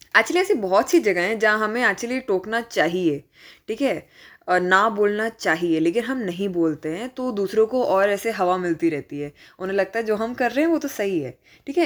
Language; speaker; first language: Hindi; native; Hindi